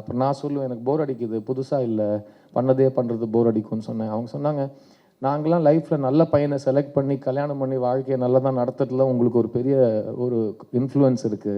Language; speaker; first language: Tamil; native; Tamil